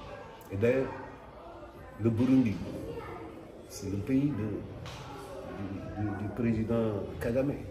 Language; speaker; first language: French; non-native, local second language; Wolof